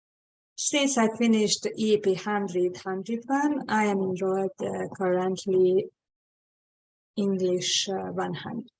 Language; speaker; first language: English; non-native, fluent; Hungarian